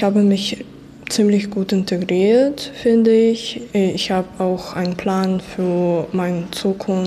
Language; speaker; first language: German; non-native, fluent; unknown